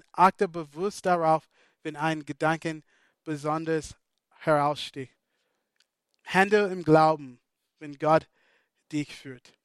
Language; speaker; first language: German; non-native, fluent; English